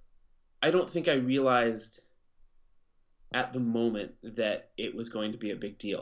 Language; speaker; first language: English; native; English